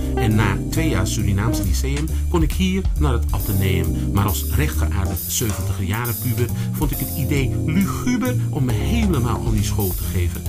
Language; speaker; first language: Dutch; early bilingual, other home language; Sranan Tongo